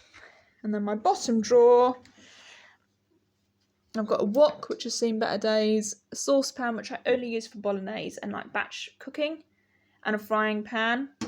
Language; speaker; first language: English; native; English